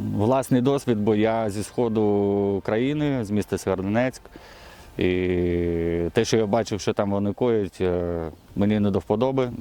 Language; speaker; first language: Ukrainian; non-native, local second language; Russian